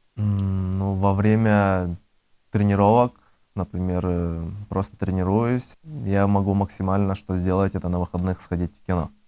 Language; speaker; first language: Russian; early bilingual, other home language; Azerbaijani